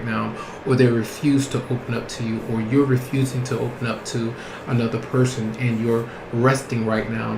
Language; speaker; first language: English; native; English